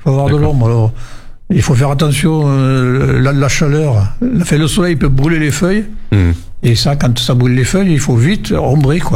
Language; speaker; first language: French; native; French